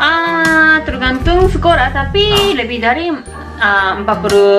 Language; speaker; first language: Indonesian; non-native, learner; Japanese